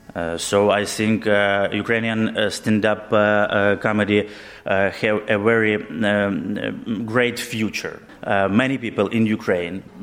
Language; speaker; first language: English; non-native, learner; Ukrainian